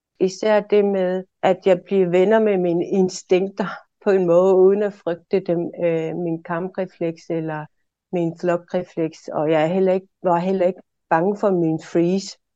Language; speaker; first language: Danish; non-native, local second language; Kalaallisut